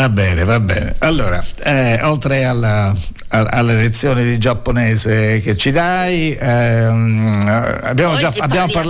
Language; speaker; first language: Italian; native; Italian